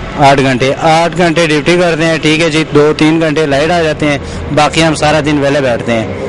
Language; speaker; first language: Urdu; non-native, local second language; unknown